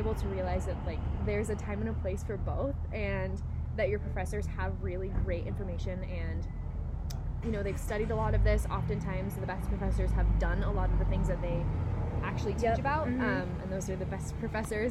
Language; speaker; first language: English; native; English